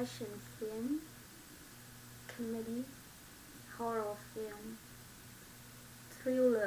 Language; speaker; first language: English; non-native, learner; Vietnamese